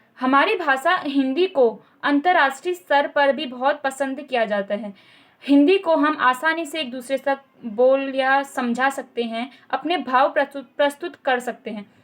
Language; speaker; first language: Hindi; native; Hindi